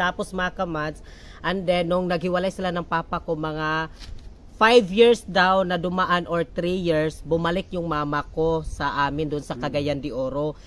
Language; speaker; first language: Filipino; non-native, local second language; Cebuano